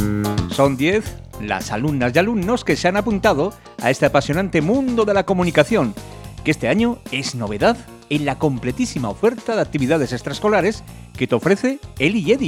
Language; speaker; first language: Spanish; native; Spanish